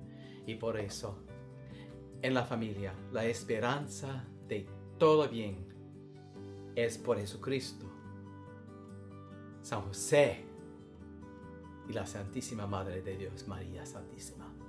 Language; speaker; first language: Spanish; non-native, learner; English